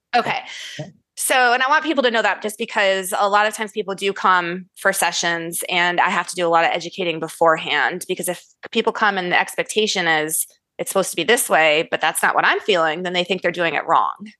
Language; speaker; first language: English; native; English